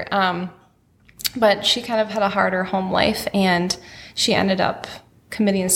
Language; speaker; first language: English; native; English